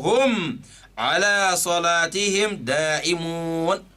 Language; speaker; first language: Arabic; non-native, fluent; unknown